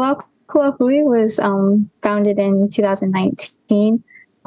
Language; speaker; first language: English; native; English